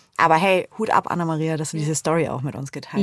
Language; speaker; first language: German; native; German